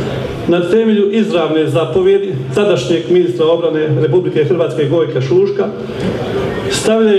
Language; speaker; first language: Croatian; native; Croatian